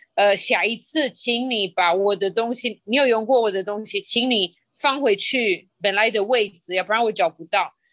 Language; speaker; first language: Chinese; non-native, fluent; Spanish